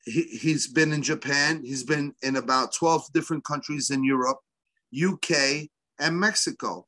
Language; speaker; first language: English; native; English